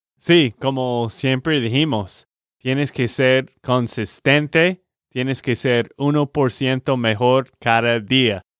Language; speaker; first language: Spanish; non-native, fluent; English